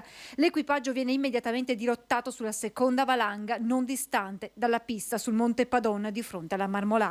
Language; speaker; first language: Italian; native; Italian